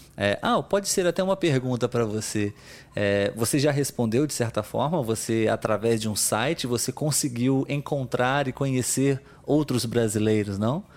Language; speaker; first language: Portuguese; native; Portuguese